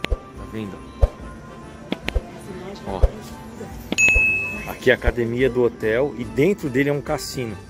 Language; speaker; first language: Portuguese; native; Portuguese